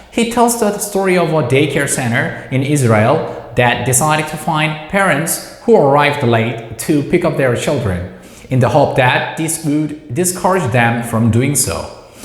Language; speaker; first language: English; non-native, fluent; Korean